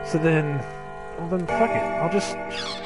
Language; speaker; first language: English; native; English